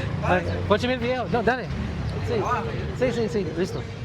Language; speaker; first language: Spanish; non-native, learner; English